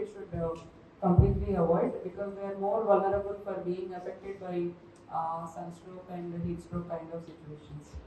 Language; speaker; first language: English; non-native, local second language; Telugu